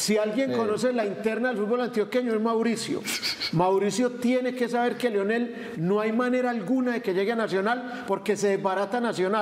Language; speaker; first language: Spanish; native; Spanish